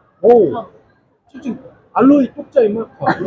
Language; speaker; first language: Thai; non-native, learner; Korean